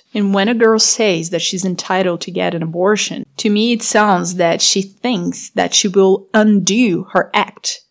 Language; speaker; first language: English; non-native, fluent; Portuguese